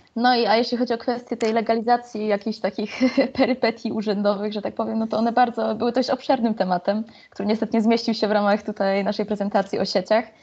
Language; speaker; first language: Polish; native; Polish